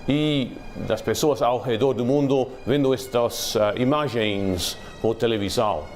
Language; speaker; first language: Portuguese; non-native, learner; English